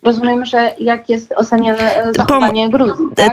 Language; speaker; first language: Polish; non-native, fluent; Georgian